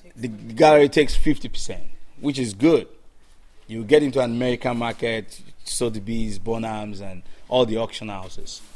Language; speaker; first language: English; non-native, local second language; Yoruba